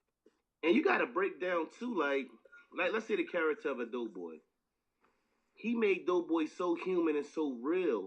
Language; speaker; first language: English; native; English